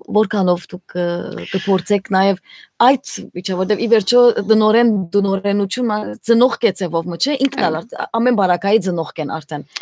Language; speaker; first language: Armenian; native; Armenian